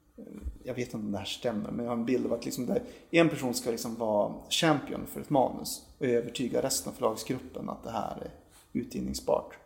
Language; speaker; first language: Swedish; native; Swedish